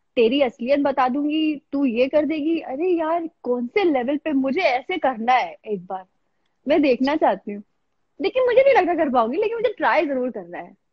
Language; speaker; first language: Hindi; native; Hindi